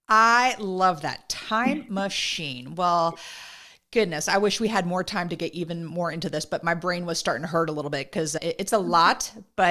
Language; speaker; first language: English; native; English